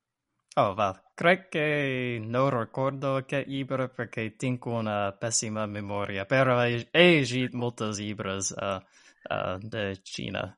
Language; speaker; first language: Catalan; non-native, learner; English